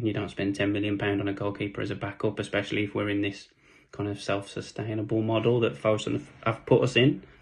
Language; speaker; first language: English; native; English